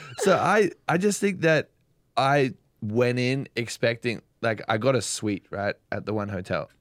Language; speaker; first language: English; native; English